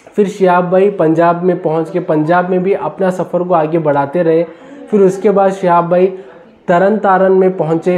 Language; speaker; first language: Hindi; non-native, local second language; Urdu